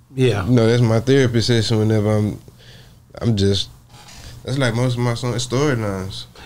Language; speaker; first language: English; native; English